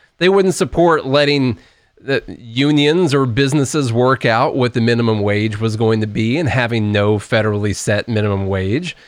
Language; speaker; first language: English; native; English